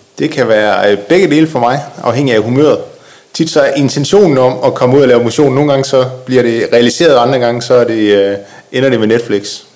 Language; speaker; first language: Danish; native; Danish